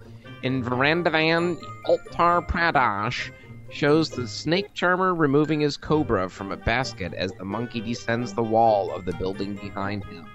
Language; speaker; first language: English; native; English